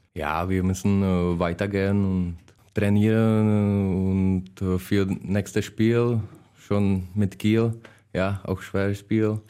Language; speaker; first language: German; non-native, learner; Czech